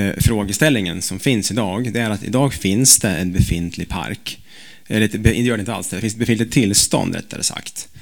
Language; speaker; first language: Swedish; native; Swedish